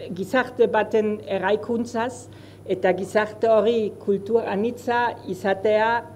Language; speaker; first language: Basque; non-native, fluent; German